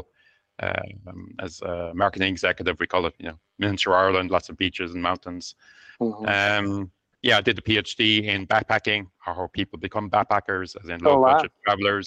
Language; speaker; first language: English; native; English